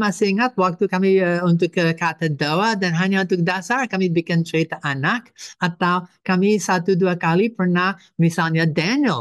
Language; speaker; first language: Indonesian; non-native, fluent; English